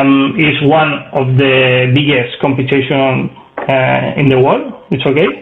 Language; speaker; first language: English; non-native, learner; Spanish